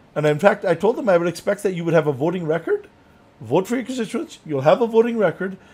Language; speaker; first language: English; native; English